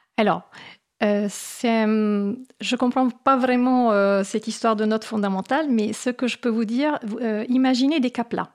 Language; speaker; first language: French; non-native, fluent; Italian